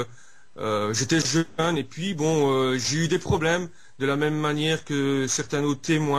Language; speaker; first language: French; native; French